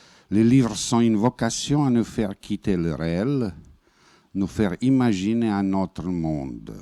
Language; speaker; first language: French; non-native, fluent; Bosnian